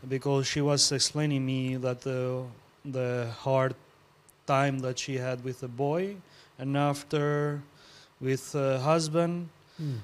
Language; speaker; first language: English; non-native, learner; Albanian